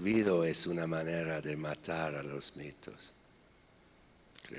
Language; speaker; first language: Spanish; non-native, fluent; English